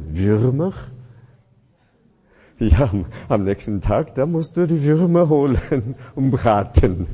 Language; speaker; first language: German; non-native, fluent; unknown